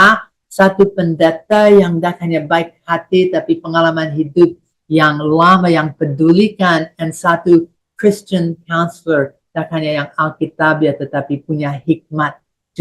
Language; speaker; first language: Indonesian; non-native, fluent; English